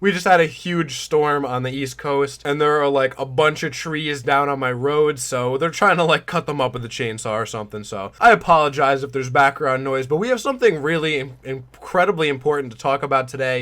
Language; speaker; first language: English; native; English